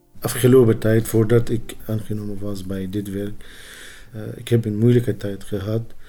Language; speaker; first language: Dutch; non-native, learner; Arabic